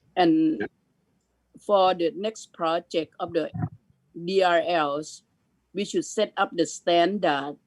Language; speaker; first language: English; non-native, fluent; Thai